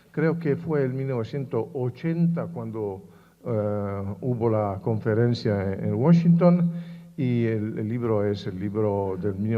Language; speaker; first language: Spanish; non-native, fluent; Italian